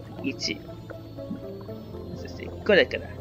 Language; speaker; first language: Japanese; non-native, learner; English